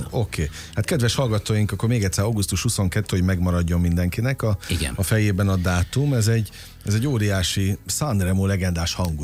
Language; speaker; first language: Hungarian; native; Hungarian